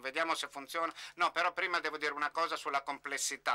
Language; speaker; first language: Italian; native; Italian